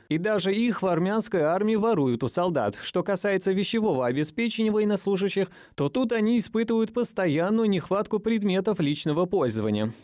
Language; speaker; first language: Russian; non-native, local second language; Azerbaijani